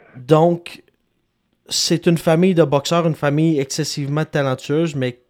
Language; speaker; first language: French; native; French